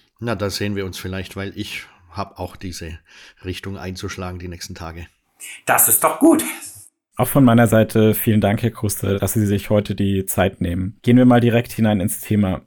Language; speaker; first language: German; native; German